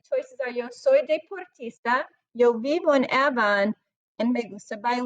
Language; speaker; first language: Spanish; non-native, fluent; English